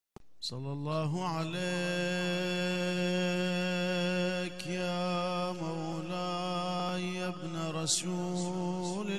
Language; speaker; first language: Arabic; native; Arabic